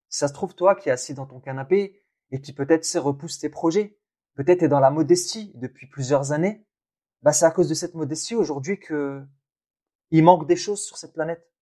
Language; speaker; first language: French; early bilingual, other home language; Arabic